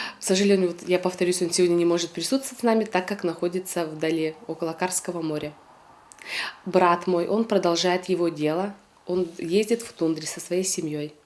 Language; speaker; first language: Russian; non-native, local second language; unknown